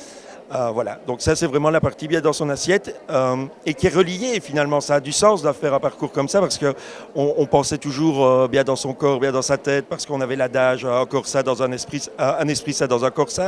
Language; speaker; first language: French; native; French